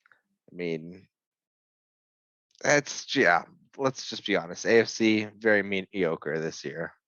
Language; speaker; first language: English; native; English